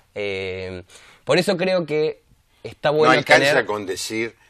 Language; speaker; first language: Spanish; native; Spanish